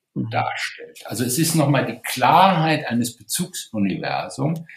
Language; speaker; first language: German; native; German